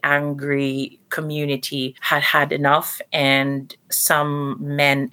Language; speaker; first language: English; non-native, local second language; Cebuano